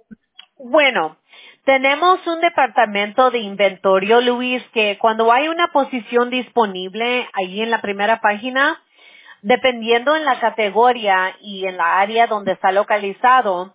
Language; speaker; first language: Spanish; early bilingual, heritage; Spanish